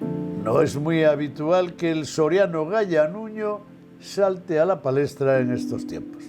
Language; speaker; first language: Spanish; native; Spanish